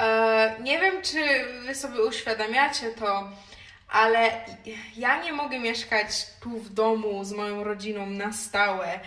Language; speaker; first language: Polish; early bilingual, heritage; Polish